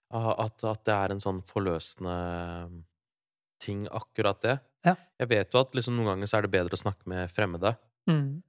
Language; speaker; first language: Norwegian; early bilingual, other home language; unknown